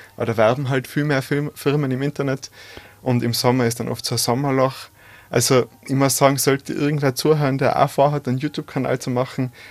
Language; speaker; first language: German; native; German